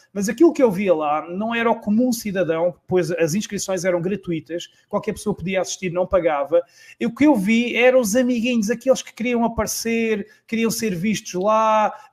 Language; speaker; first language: Portuguese; native; Portuguese